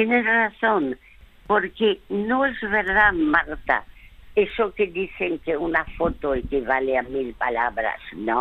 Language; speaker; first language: Spanish; early bilingual, other home language; French